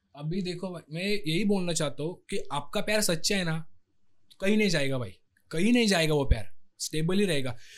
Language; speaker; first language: Hindi; non-native, local second language; Marathi